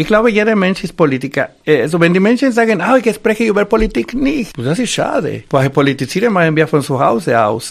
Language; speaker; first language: German; non-native, fluent; Spanish